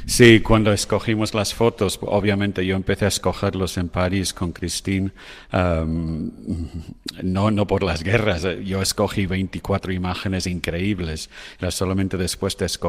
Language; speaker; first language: Spanish; non-native, fluent; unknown